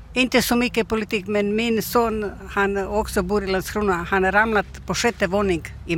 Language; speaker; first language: Swedish; non-native, learner; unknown